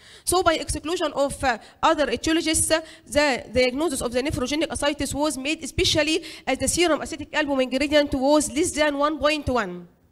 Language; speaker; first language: English; non-native, fluent; Arabic